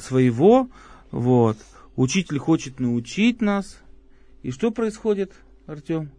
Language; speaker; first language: Russian; native; Russian